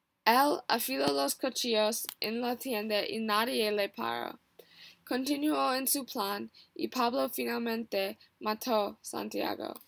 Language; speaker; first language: Spanish; non-native, learner; English